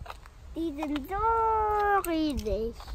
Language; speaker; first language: German; early bilingual, other home language; Indonesian